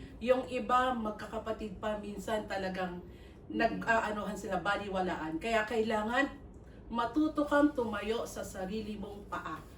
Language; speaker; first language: Filipino; native; Filipino